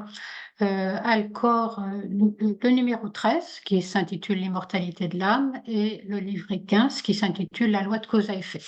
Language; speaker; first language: French; native; French